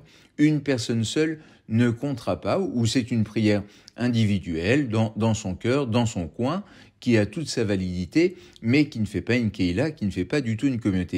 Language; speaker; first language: French; native; French